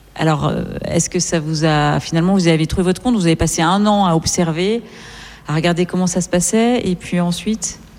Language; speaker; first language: French; native; French